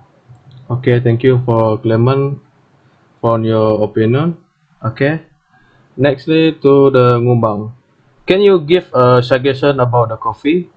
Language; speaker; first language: English; non-native, learner; Malay